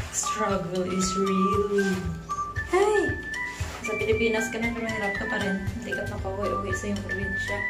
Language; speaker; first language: Filipino; non-native, local second language; Hiligaynon